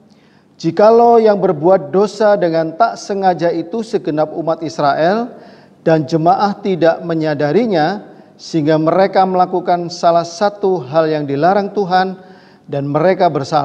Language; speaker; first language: Indonesian; native; Indonesian